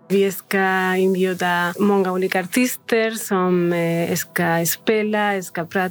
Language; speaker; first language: Swedish; non-native, fluent; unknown